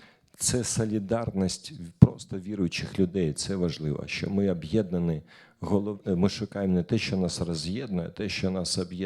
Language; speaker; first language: Ukrainian; non-native, local second language; Russian